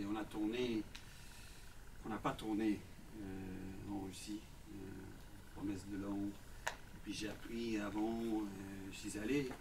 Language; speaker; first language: French; non-native, fluent; English